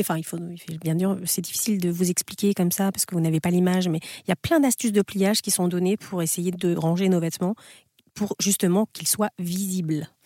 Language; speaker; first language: French; native; French